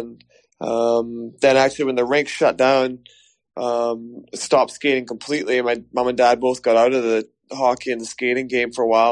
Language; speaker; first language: English; native; English